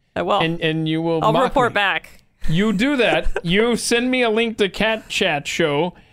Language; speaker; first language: English; native; English